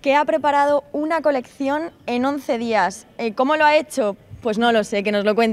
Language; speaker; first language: Spanish; native; Spanish